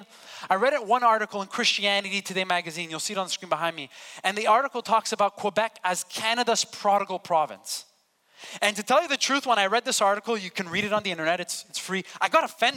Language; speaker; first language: English; native; English